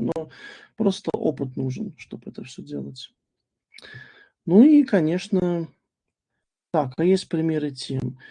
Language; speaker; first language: Russian; native; Russian